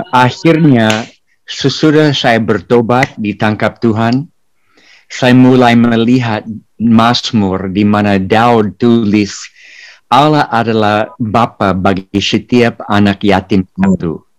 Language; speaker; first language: Indonesian; non-native, fluent; English